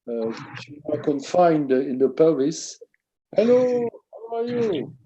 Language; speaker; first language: English; non-native, fluent; French